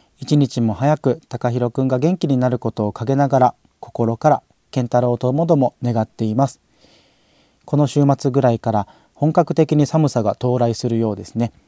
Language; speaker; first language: Japanese; native; Japanese